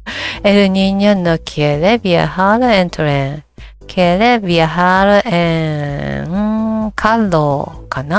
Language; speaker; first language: Spanish; non-native, learner; Japanese